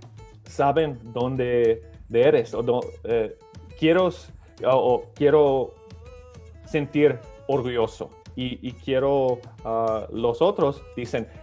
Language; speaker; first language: Spanish; early bilingual, other home language; Serbian